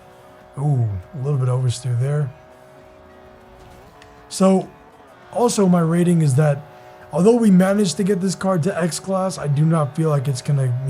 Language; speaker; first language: English; native; English